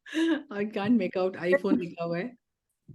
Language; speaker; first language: Hindi; native; Hindi